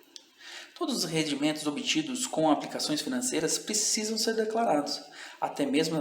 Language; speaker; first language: Portuguese; native; Portuguese